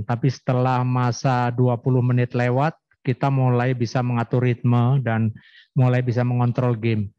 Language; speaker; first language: Indonesian; native; Indonesian